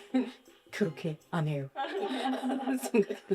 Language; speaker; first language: Korean; non-native, learner; English